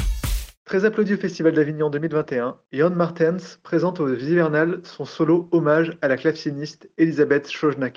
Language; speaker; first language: French; native; French